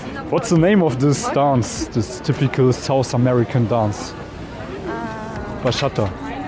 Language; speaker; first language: English; non-native, fluent; German